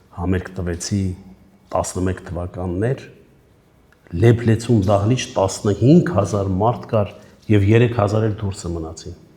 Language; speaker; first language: Armenian; native; Armenian